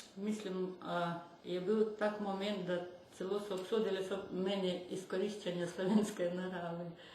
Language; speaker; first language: Slovenian; non-native, fluent; Russian